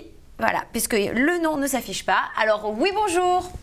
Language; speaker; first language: French; native; French